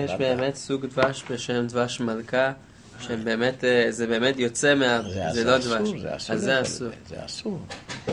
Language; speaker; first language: Hebrew; non-native, learner; English